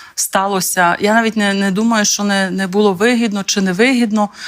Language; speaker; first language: Ukrainian; native; Ukrainian